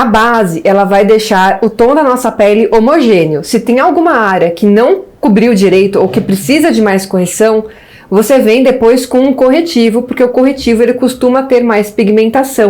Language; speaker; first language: Portuguese; native; Portuguese